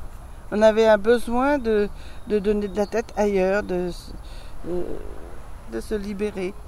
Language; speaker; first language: French; native; French